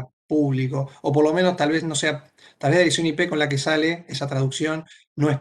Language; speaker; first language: Spanish; native; Spanish